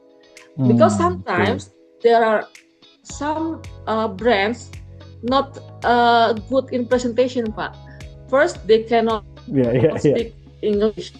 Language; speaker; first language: English; non-native, fluent; Indonesian